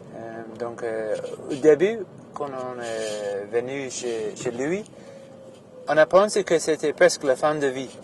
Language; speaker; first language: French; non-native, fluent; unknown